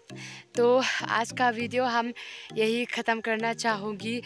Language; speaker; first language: Hindi; non-native, local second language; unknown